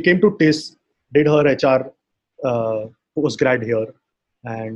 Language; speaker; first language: English; non-native, local second language; Hindi